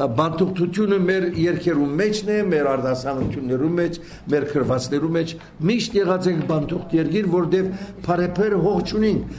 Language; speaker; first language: Armenian; early bilingual, heritage; Armenian